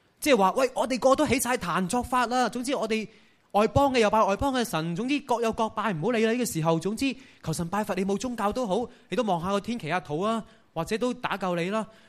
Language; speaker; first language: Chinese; non-native, local second language; Cantonese